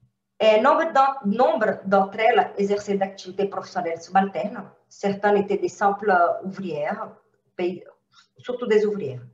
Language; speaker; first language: French; non-native, fluent; Portuguese